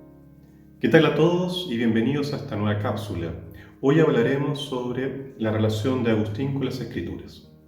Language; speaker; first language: Spanish; native; Spanish